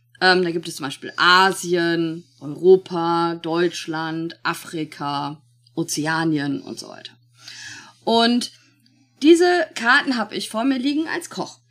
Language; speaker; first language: German; native; German